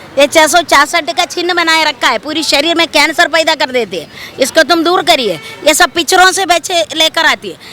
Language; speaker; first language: Hindi; non-native, local second language; Malayalam